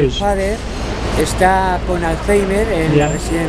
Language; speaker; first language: Spanish; native; Spanish